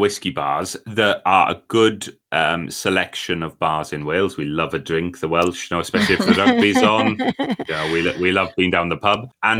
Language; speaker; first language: English; native; English